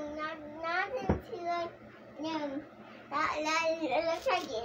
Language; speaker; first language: English; native; English